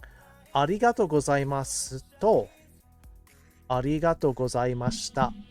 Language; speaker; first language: Japanese; non-native, learner; English